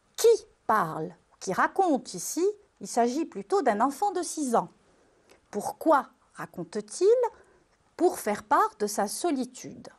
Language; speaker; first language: French; non-native, local second language; Arabic